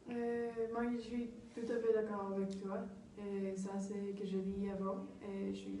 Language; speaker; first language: French; non-native, learner; Spanish